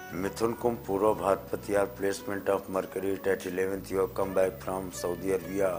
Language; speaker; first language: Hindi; native; Hindi